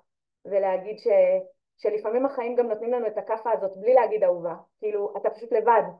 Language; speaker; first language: Hebrew; native; Hebrew